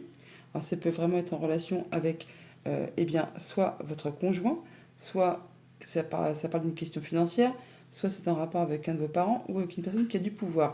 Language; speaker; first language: French; native; French